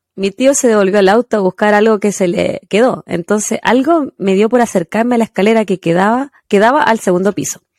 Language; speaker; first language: Spanish; native; Spanish